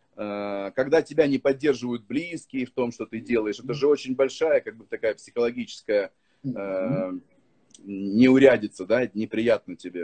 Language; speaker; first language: Russian; native; Russian